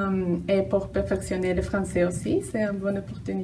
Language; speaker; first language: French; non-native, learner; Spanish